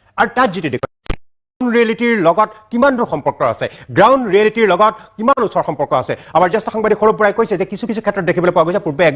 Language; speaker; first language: Assamese; native; Assamese